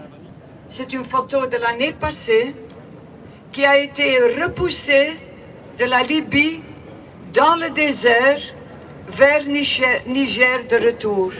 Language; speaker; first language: French; non-native, local second language; Dutch